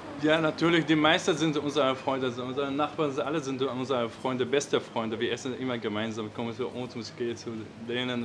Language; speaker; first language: German; non-native, fluent; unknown